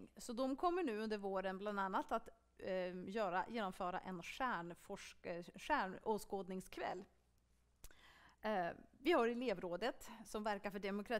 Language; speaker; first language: Swedish; native; Swedish